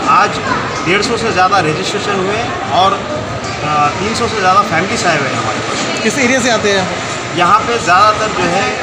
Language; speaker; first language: Hindi; non-native, local second language; Urdu